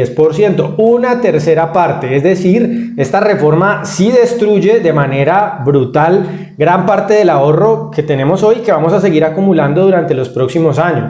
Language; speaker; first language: Spanish; native; Spanish